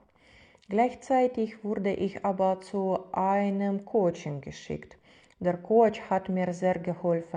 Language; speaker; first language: German; non-native, fluent; Ukrainian